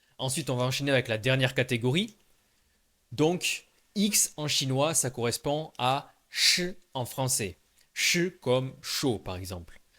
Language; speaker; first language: French; native; French